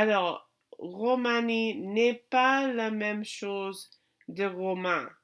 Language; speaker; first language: French; non-native, learner; English